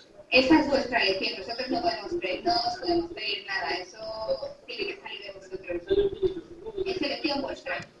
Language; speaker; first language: Spanish; native; Spanish